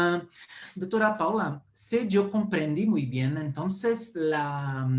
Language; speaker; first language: Spanish; non-native, fluent; Portuguese